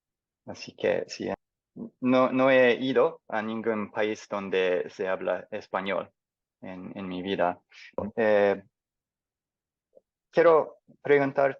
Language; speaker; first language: Spanish; non-native, fluent; English